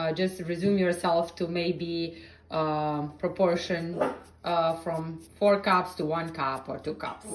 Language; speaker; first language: English; non-native, fluent; Romanian